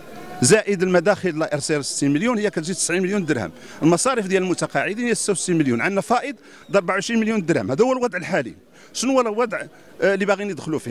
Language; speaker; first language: Arabic; native; Arabic